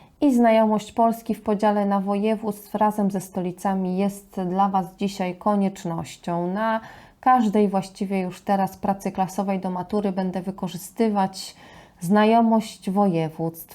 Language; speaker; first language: Polish; native; Polish